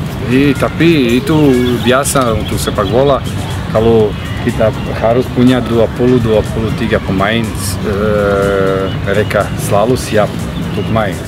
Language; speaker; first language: Indonesian; non-native, learner; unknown